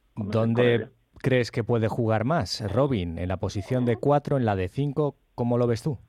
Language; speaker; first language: Spanish; native; Spanish